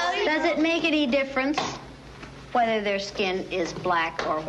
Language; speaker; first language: English; native; English